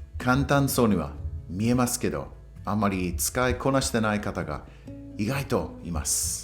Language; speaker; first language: Japanese; non-native, fluent; English